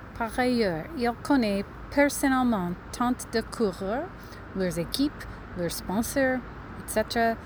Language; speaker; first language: French; non-native, learner; English